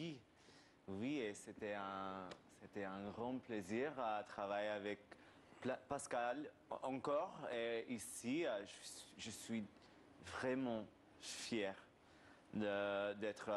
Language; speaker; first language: French; non-native, learner; English